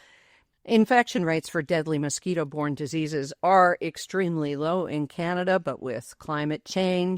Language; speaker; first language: English; native; English